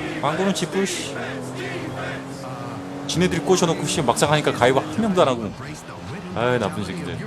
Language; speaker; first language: Korean; native; Korean